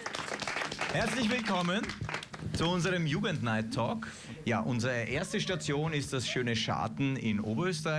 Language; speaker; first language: German; native; German